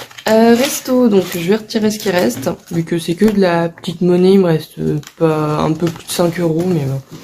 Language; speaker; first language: French; native; French